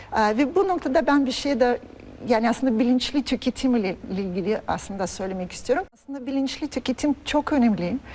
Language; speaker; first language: Turkish; non-native, fluent; Russian